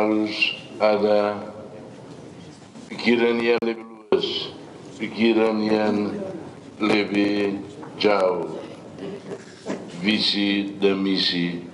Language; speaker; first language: Indonesian; non-native, local second language; Tetum